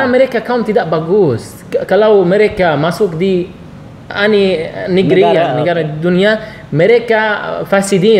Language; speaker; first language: Indonesian; non-native, learner; Arabic